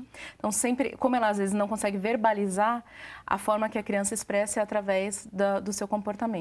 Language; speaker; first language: Portuguese; native; Portuguese